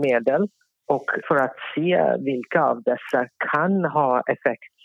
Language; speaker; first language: Swedish; non-native, fluent; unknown